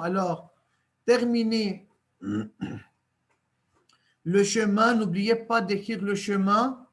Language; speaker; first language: French; non-native, local second language; Arabic